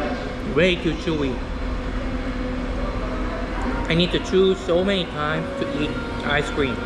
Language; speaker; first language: English; non-native, fluent; Korean